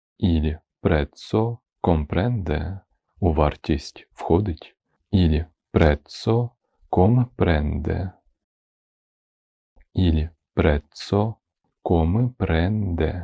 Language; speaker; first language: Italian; non-native, fluent; Ukrainian